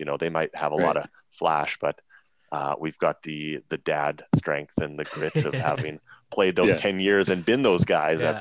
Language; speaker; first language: English; native; English